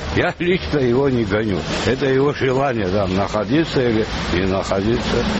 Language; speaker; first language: Russian; non-native, local second language; Abkhazian